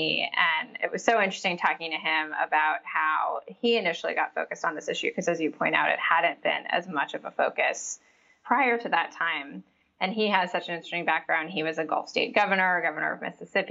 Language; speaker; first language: English; native; English